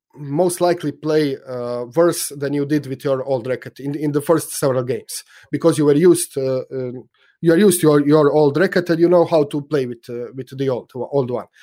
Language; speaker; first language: English; non-native, fluent; Croatian